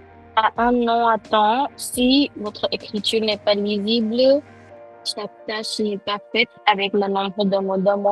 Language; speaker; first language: French; non-native, fluent; Hindi